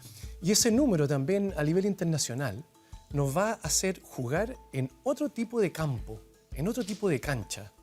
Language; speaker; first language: Spanish; native; Spanish